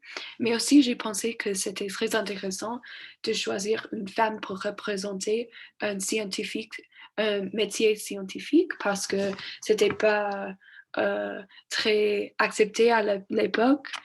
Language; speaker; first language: French; non-native, learner; English